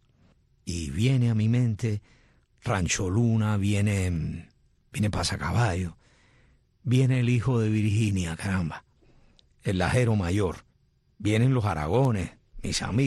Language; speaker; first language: Spanish; native; Spanish